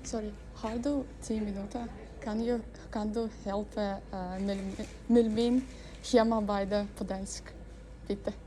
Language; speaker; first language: Danish; non-native, learner; German